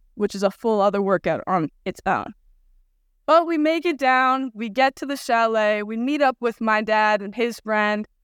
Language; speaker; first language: English; native; English